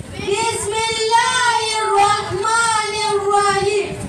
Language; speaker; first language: Arabic; non-native, learner; Swahili